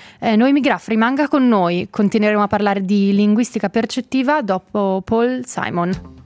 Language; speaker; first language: Italian; native; Italian